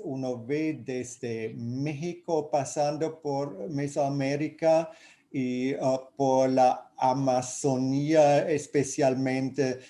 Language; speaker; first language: Spanish; non-native, fluent; German